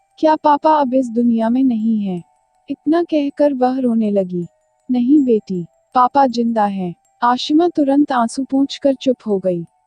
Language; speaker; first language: Hindi; native; Hindi